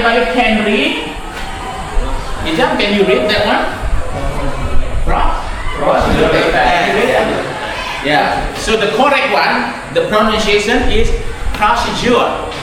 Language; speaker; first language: English; non-native, fluent; Indonesian